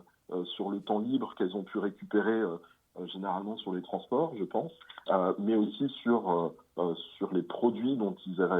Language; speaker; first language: French; native; French